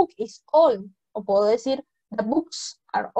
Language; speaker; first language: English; non-native, fluent; Spanish